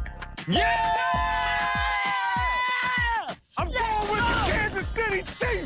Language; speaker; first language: English; native; English